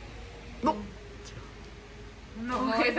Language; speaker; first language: Spanish; native; Spanish